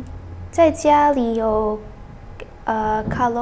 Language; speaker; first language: Chinese; early bilingual, heritage; Chinese